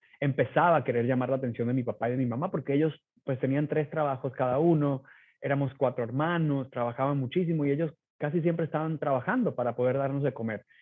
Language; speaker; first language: Spanish; native; Spanish